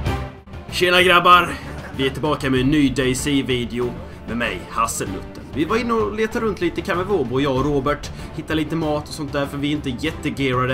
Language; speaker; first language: Swedish; native; Swedish